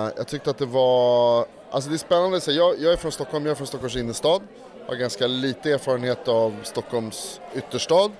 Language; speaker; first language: Swedish; native; Swedish